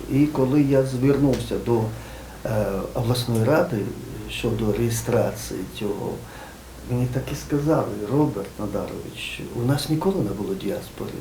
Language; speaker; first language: Ukrainian; non-native, fluent; Georgian